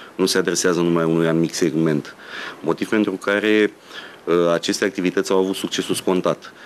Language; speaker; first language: Romanian; native; Romanian